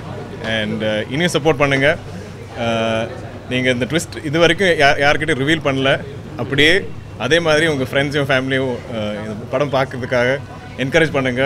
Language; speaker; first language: Tamil; non-native, local second language; Malayalam